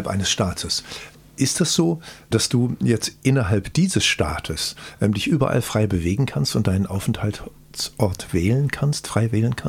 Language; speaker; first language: German; native; German